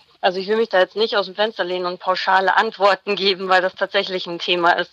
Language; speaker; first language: German; native; German